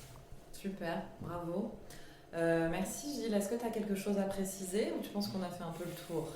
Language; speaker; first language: French; native; French